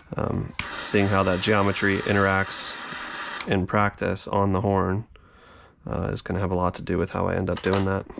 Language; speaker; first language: English; native; English